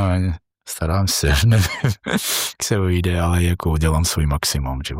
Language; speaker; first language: Czech; non-native, learner; Georgian